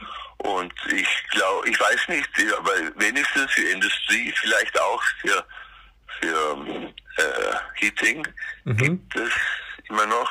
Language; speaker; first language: German; non-native, fluent; Swedish